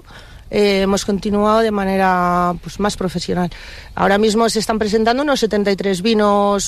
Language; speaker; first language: Spanish; native; Spanish